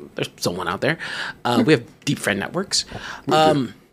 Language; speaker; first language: English; native; English